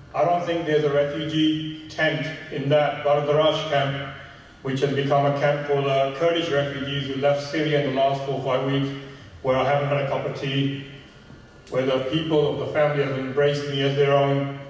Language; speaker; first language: English; early bilingual, other home language; Punjabi